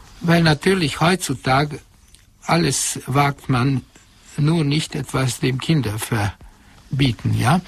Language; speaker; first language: German; non-native, fluent; Hungarian